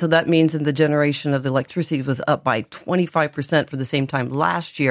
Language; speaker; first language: English; native; English